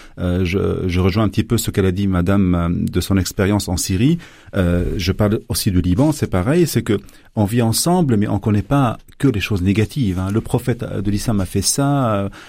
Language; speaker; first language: French; non-native, local second language; Arabic